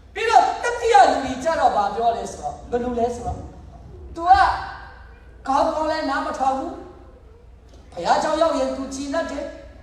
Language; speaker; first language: Burmese; non-native, local second language; Tedim Chin